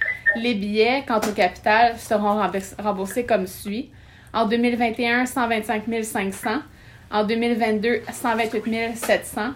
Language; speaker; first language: French; native; French